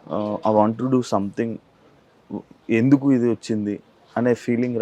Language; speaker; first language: Telugu; native; Telugu